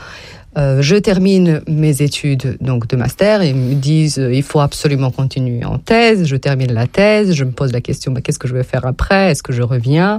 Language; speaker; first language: French; non-native, fluent; Serbian